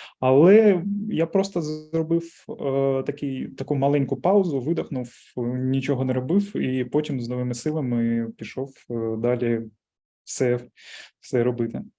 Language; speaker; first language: Ukrainian; non-native, local second language; Russian